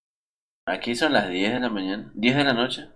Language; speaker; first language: Spanish; native; Spanish